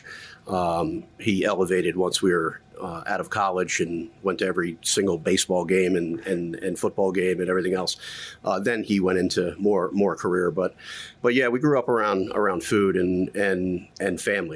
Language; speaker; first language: English; native; English